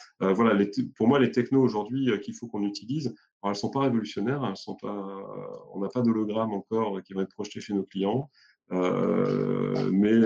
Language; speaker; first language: French; native; French